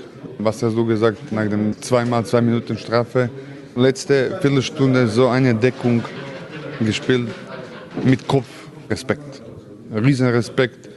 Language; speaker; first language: German; non-native, learner; Croatian